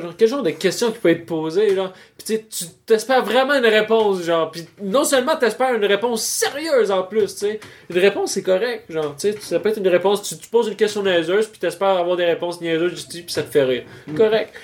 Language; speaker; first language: French; native; French